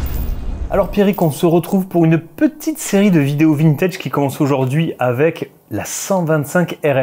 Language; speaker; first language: French; native; French